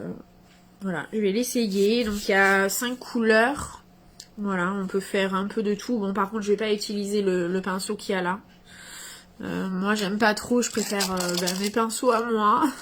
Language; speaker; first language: French; native; French